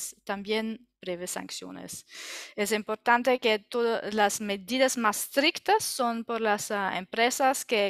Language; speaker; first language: Spanish; non-native, learner; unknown